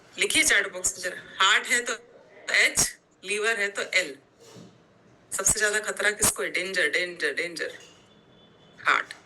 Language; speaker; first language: Hindi; non-native, local second language; Gujarati